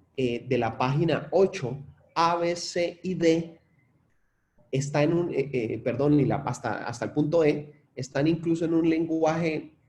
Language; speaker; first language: Spanish; native; Spanish